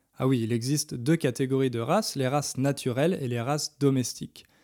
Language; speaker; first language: French; native; French